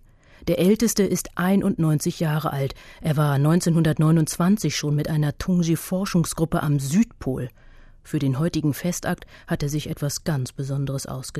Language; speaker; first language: German; native; German